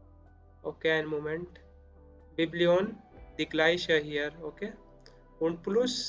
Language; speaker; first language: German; non-native, learner; Spanish